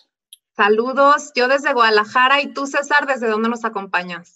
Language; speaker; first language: Spanish; native; Spanish